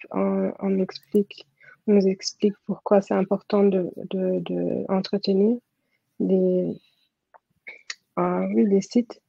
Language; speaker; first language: French; non-native, fluent; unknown